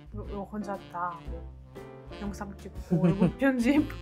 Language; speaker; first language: Korean; non-native, learner; Russian